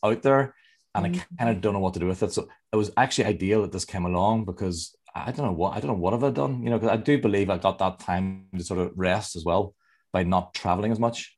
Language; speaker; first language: English; native; English